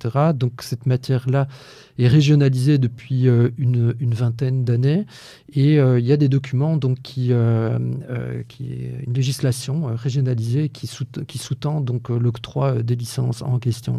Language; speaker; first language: French; native; French